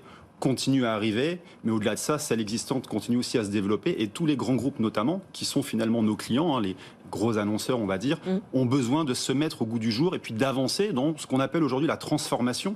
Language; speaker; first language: French; native; French